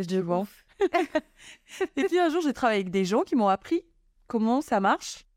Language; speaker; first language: French; non-native, local second language; Malagasy